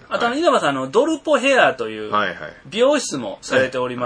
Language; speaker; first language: Japanese; native; Japanese